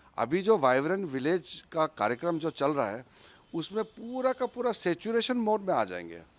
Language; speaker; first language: Hindi; non-native, local second language; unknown